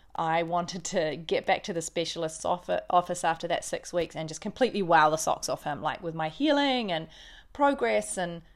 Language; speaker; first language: English; native; English